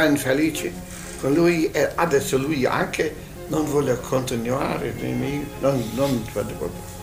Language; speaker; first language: Italian; non-native, learner; Hungarian